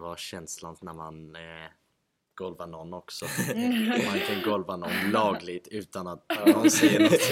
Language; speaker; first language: Swedish; non-native, fluent; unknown